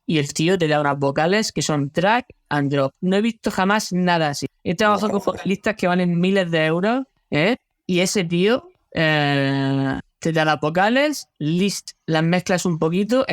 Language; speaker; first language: Spanish; native; Spanish